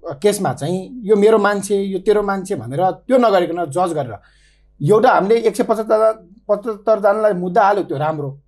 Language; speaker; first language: Nepali; native; Nepali